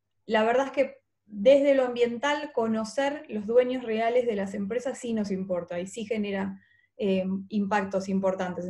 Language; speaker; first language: Spanish; native; Spanish